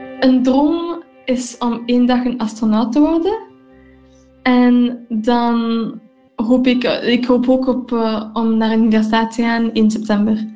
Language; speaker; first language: Dutch; non-native, local second language; English